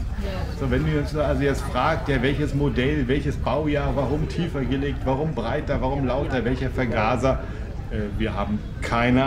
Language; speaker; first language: German; native; German